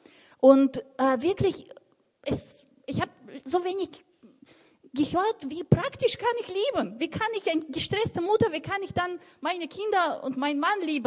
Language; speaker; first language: German; non-native, fluent; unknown